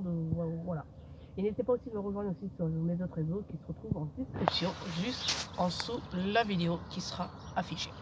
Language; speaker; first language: French; native; French